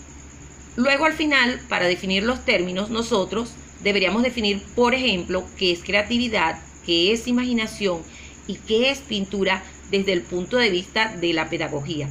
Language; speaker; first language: Spanish; native; Spanish